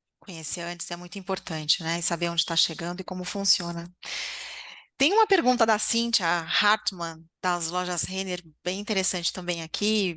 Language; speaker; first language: Portuguese; native; Portuguese